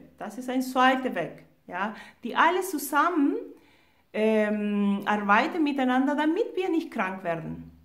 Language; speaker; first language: German; non-native, fluent; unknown